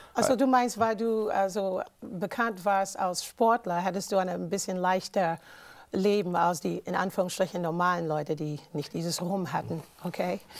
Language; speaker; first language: German; non-native, fluent; English